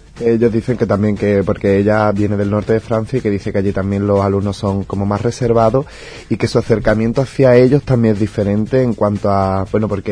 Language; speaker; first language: Spanish; native; Spanish